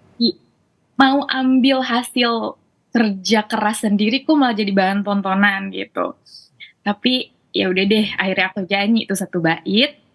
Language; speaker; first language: Indonesian; native; Indonesian